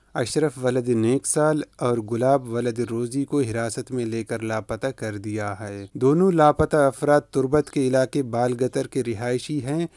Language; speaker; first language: Urdu; non-native, local second language; Baluchi